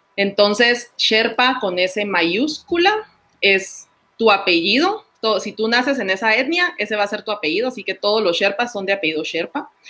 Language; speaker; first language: Spanish; native; Spanish